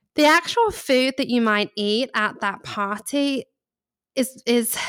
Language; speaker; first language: English; native; English